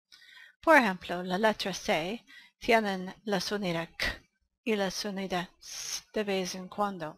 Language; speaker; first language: Spanish; non-native, learner; English